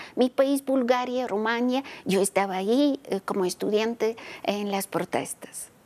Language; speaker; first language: Spanish; non-native, fluent; Bulgarian